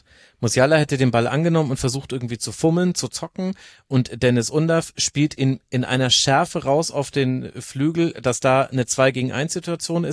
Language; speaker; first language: German; native; German